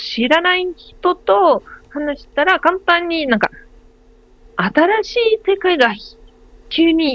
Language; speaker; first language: Japanese; non-native, learner; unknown